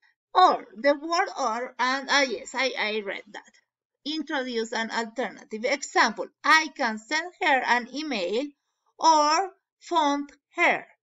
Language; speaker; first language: English; non-native, learner; Spanish